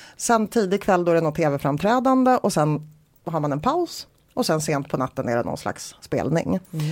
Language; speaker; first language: Swedish; early bilingual, other home language; Polish